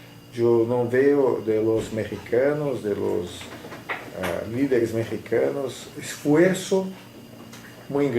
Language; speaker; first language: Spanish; non-native, fluent; Portuguese